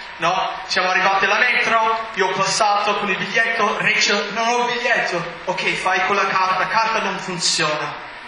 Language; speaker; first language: Italian; non-native, fluent; English